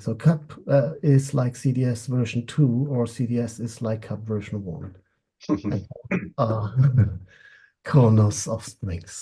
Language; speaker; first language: English; non-native, fluent; German